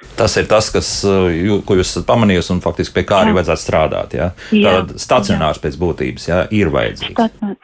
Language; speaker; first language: Latvian; native; Latvian